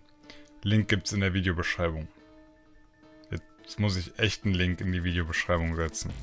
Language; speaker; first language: German; native; German